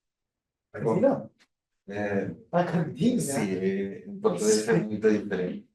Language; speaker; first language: Portuguese; non-native, fluent; Spanish